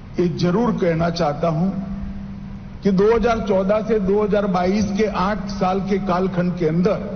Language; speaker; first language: Hindi; non-native, local second language; Gujarati